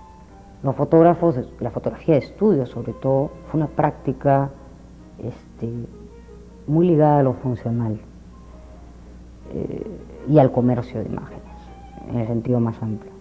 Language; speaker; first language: Spanish; native; Spanish